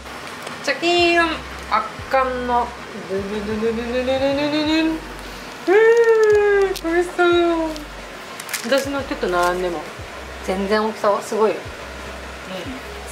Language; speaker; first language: Japanese; native; Japanese